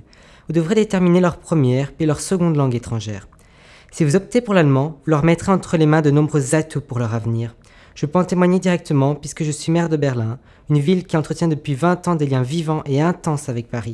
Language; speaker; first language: French; native; French